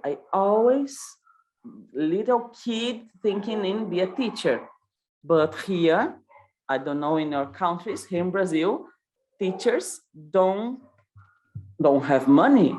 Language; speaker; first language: English; non-native, learner; Portuguese